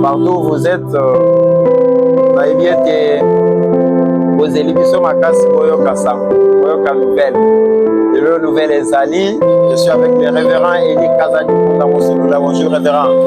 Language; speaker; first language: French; non-native, local second language; Lingala